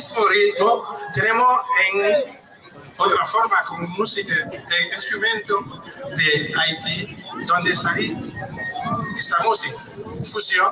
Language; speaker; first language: Spanish; non-native, fluent; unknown